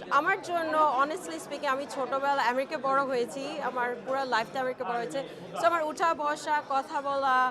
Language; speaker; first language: Bangla; early bilingual, heritage; Bangla